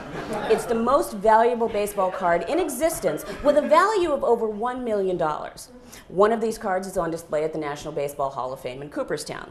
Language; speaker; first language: English; native; English